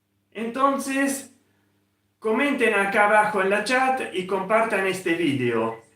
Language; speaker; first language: Spanish; non-native, fluent; Italian